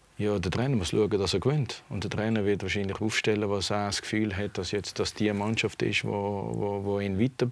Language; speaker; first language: German; native; German